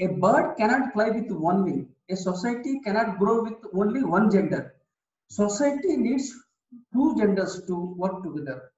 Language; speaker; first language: English; non-native, local second language; Telugu